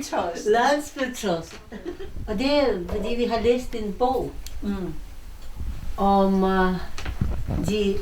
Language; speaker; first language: Danish; non-native, learner; Russian